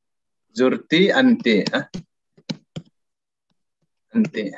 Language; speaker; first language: Arabic; non-native, fluent; Indonesian